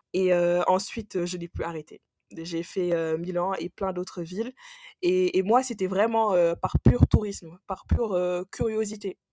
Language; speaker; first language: French; non-native, local second language; Wolof